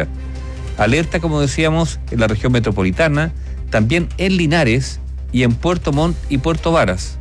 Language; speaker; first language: Spanish; native; Spanish